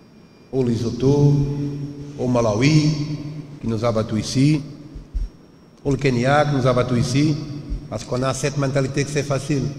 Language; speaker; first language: French; non-native, learner; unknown